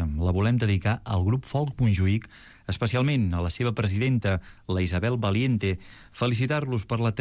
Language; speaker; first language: Catalan; native; Catalan